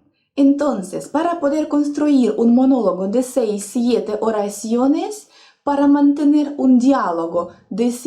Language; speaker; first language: Spanish; non-native, fluent; Russian